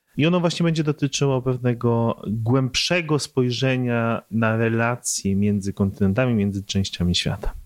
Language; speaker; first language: Polish; native; Polish